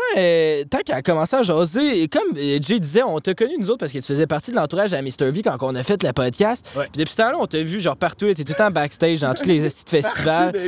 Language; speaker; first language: French; native; French